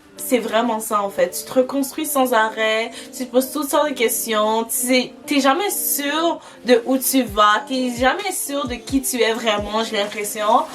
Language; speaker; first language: French; early bilingual, other home language; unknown